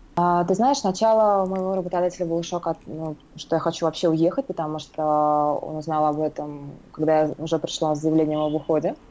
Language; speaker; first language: Russian; native; Russian